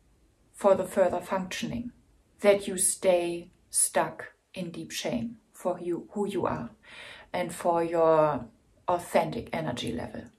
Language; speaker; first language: English; non-native, fluent; German